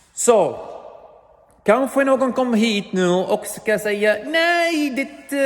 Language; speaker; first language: Swedish; non-native, learner; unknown